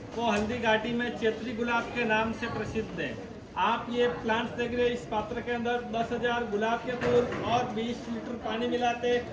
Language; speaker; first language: Hindi; native; Hindi